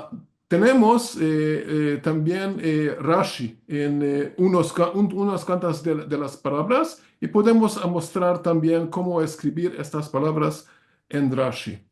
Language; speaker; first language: Spanish; non-native, learner; Hungarian